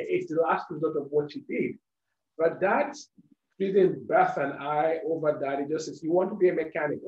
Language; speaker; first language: English; non-native, local second language; Yoruba